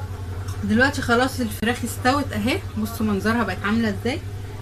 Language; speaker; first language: Arabic; native; Arabic